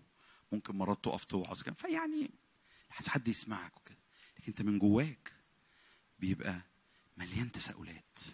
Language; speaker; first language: Arabic; native; Arabic